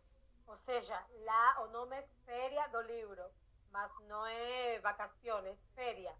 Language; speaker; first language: Portuguese; non-native, learner; Spanish